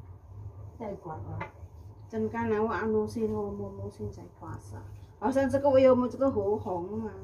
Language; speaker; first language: Chinese; non-native, learner; Indonesian